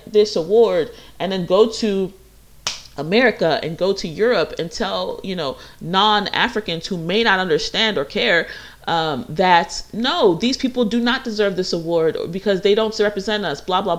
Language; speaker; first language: English; native; English